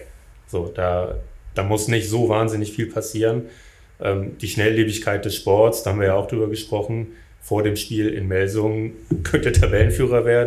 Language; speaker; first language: German; native; German